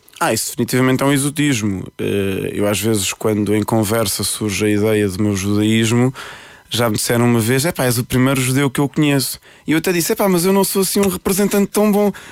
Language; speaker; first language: Portuguese; early bilingual, other home language; Spanish